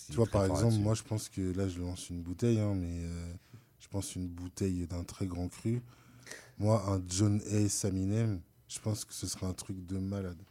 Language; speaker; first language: French; native; French